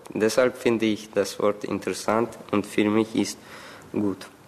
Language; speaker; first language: German; non-native, learner; Azerbaijani